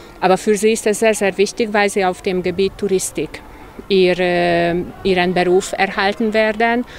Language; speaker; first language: German; non-native, local second language; Hungarian